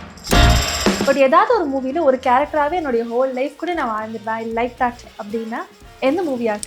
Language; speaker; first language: Tamil; native; Tamil